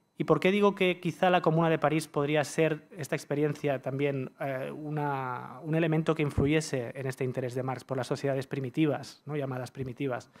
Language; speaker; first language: Spanish; native; Spanish